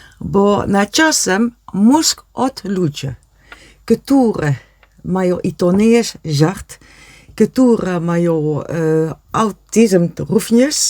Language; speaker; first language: Polish; non-native, learner; Dutch